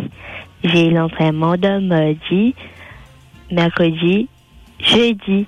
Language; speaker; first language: French; non-native, local second language; Morisyen